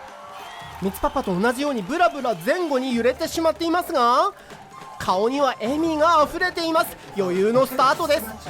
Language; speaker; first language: Japanese; native; Japanese